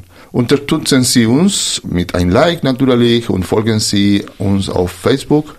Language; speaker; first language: German; non-native, fluent; Spanish